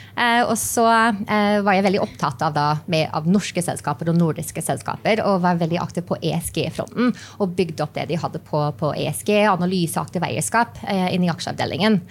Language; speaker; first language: Norwegian; non-native, fluent; English